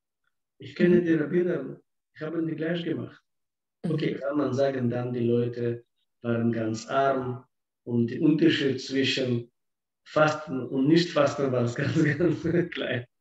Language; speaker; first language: German; non-native, fluent; Russian